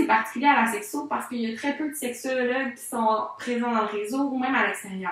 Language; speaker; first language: French; native; French